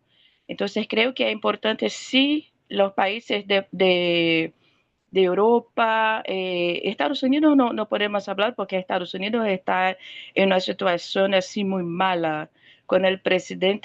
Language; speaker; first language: Spanish; non-native, fluent; Portuguese